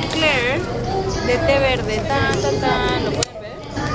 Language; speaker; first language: Spanish; native; Spanish